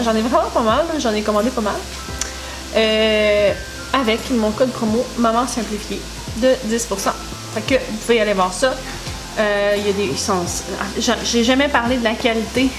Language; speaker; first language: French; native; French